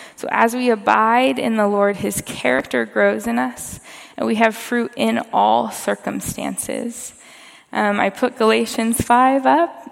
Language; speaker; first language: English; native; English